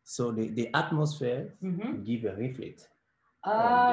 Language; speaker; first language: English; non-native, learner; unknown